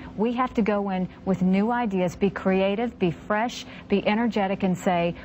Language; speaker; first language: English; native; English